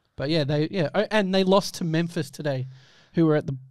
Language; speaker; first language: English; native; English